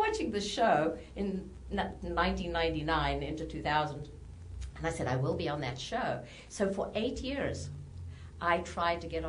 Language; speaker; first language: English; native; English